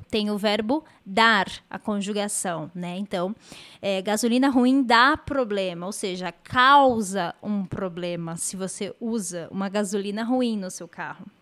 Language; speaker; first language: Portuguese; native; Portuguese